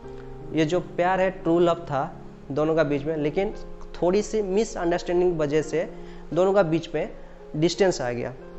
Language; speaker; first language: Hindi; non-native, local second language; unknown